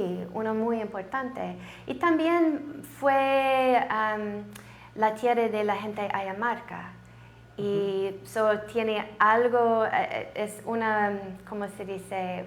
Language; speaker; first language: Spanish; non-native, learner; English